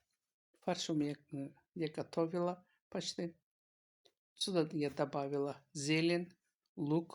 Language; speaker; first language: Russian; non-native, local second language; Azerbaijani